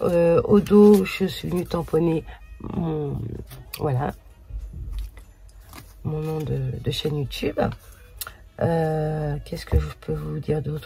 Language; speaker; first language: French; native; French